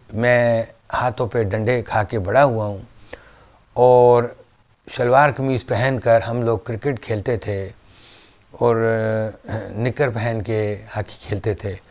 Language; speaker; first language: Urdu; native; Urdu